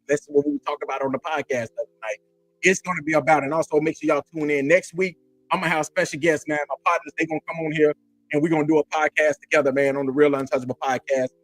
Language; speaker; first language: English; native; English